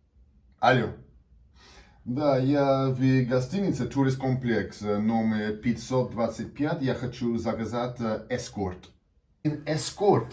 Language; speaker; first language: Russian; non-native, learner; English